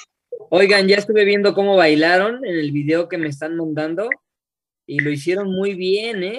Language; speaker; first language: Spanish; native; Spanish